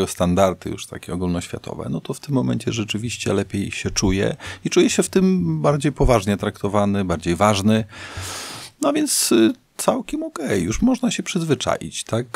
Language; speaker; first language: Polish; native; Polish